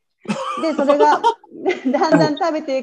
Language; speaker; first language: Japanese; native; Japanese